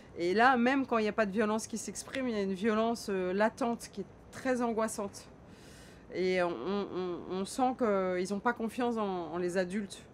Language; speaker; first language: French; native; French